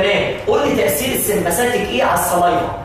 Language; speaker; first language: Arabic; native; Arabic